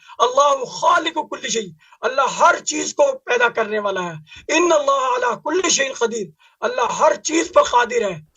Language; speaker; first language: Urdu; native; Urdu